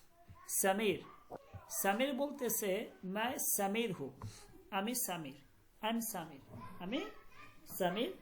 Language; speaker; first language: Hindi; non-native, fluent; Bangla